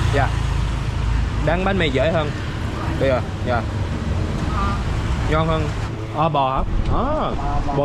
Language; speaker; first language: Vietnamese; early bilingual, heritage; English